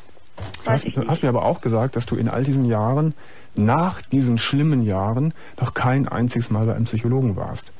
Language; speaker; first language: German; native; German